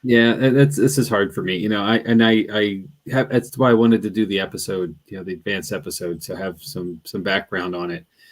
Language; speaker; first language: English; native; English